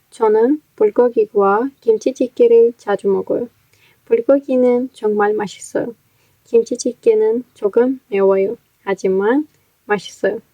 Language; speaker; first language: Korean; non-native, learner; Azerbaijani